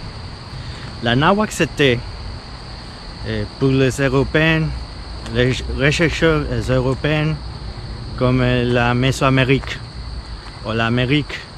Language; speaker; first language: French; non-native, fluent; Spanish